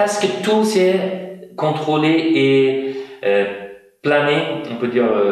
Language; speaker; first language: French; non-native, fluent; Uyghur